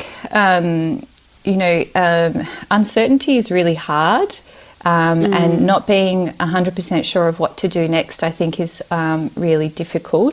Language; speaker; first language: English; early bilingual, other home language; Romanian